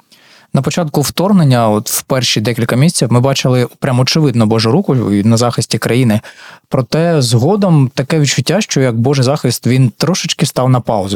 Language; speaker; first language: Ukrainian; native; Ukrainian